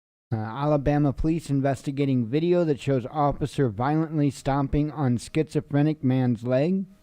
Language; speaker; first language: English; native; English